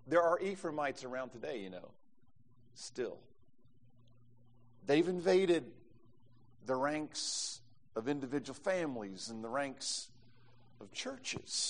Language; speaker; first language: English; native; English